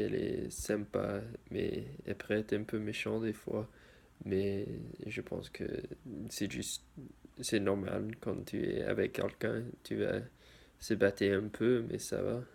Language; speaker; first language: French; non-native, learner; English